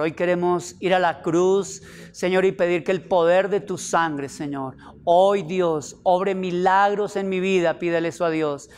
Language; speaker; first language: Spanish; native; Spanish